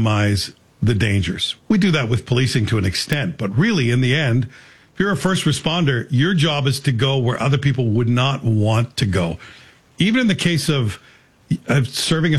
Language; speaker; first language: English; native; English